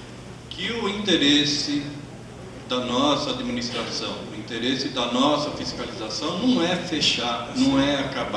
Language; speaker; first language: Portuguese; native; Portuguese